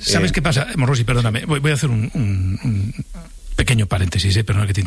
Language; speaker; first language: Spanish; native; Spanish